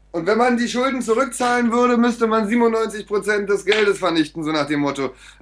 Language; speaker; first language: German; native; German